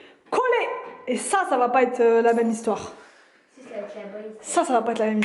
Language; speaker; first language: French; native; French